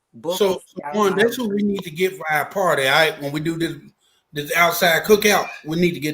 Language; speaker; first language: English; native; English